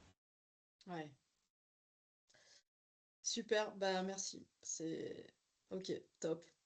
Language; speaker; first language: French; native; French